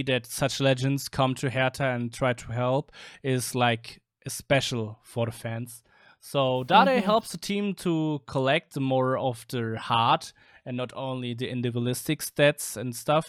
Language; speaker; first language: English; non-native, fluent; German